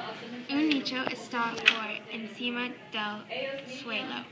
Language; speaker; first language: Spanish; non-native, learner; English